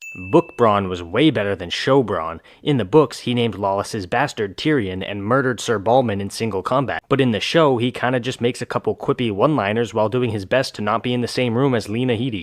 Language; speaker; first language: English; native; English